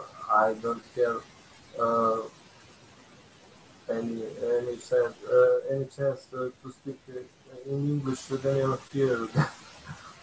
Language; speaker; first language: English; non-native, learner; Bosnian